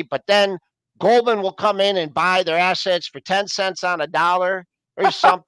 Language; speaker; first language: English; native; English